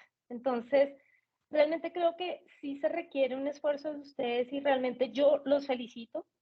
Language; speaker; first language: Spanish; native; Spanish